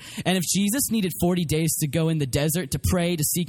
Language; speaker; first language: English; native; English